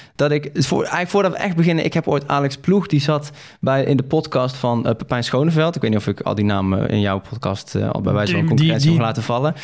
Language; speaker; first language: Dutch; native; Dutch